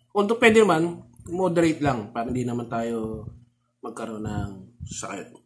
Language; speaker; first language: Filipino; native; Filipino